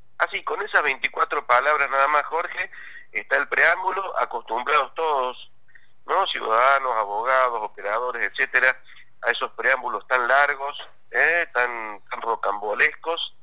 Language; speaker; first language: Spanish; native; Spanish